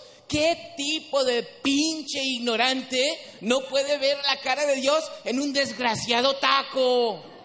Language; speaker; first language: Spanish; early bilingual, heritage; Spanish